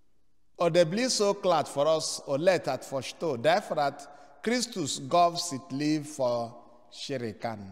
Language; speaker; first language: Swedish; non-native, fluent; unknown